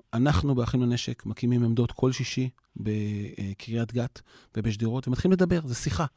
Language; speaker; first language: Hebrew; native; Hebrew